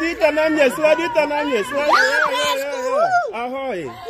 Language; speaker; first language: Czech; non-native, learner; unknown